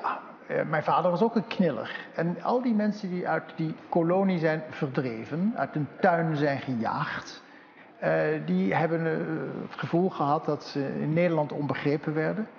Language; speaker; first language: Dutch; native; Dutch